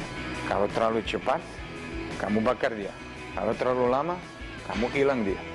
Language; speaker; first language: Indonesian; non-native, fluent; Serbian